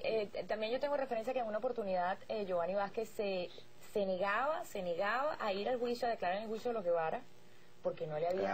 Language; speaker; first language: Spanish; native; Spanish